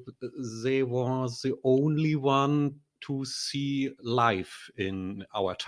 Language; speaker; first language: English; non-native, learner; German